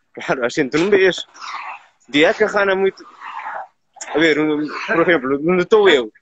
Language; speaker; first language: Galician; native; Galician